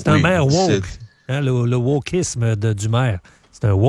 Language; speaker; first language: French; native; French